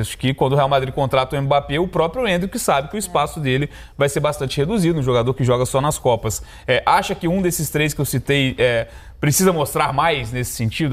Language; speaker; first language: Portuguese; native; Portuguese